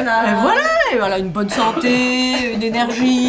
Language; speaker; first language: French; native; French